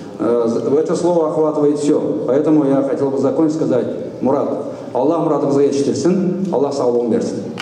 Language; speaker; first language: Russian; non-native, local second language; Kumyk